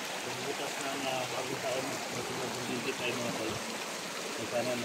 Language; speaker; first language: Filipino; non-native, local second language; Cebuano